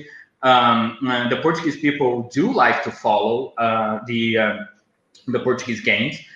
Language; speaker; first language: English; non-native, fluent; Portuguese